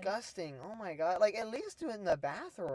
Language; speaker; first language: English; native; English